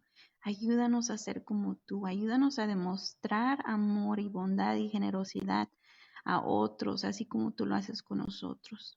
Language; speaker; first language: Spanish; native; Spanish